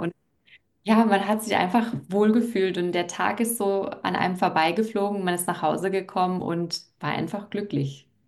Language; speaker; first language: German; native; German